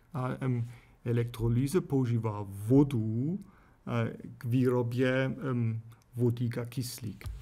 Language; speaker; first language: Czech; non-native, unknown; German